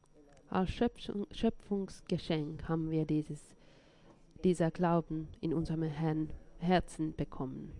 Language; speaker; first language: German; non-native, fluent; Finnish